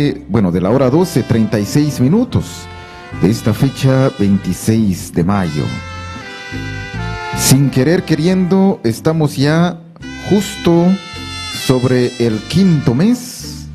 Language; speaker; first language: Spanish; native; Spanish